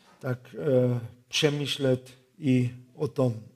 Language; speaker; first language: Czech; non-native, fluent; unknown